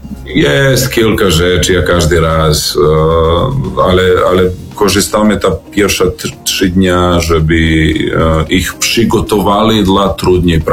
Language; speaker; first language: Polish; non-native, learner; Serbian